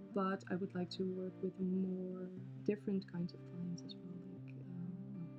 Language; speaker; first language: English; non-native, fluent; Dutch